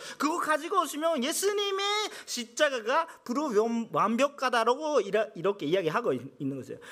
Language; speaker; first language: Korean; non-native, fluent; Japanese